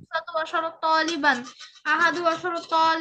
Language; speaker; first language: Arabic; non-native, learner; Bangla